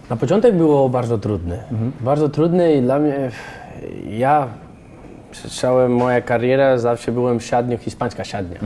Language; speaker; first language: Polish; non-native, fluent; Spanish